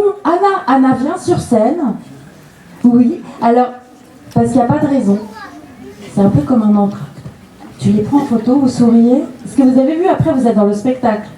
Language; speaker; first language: French; native; French